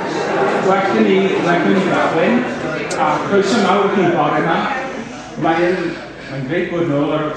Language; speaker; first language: Welsh; native; Welsh